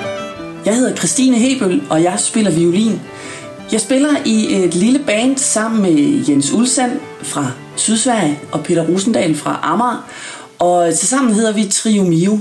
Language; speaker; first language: Danish; native; Danish